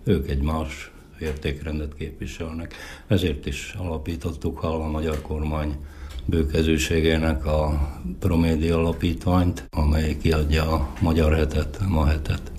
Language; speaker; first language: Hungarian; native; Hungarian